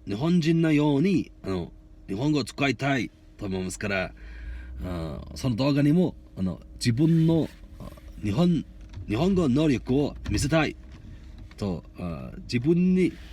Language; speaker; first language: Japanese; non-native, learner; Mongolian